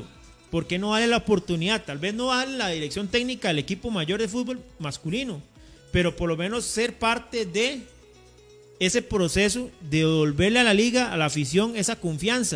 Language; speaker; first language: Spanish; native; Spanish